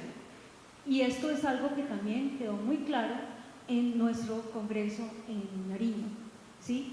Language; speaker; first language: Spanish; native; Spanish